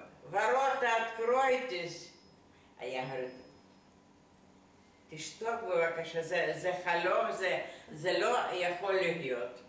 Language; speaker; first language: Hebrew; non-native, fluent; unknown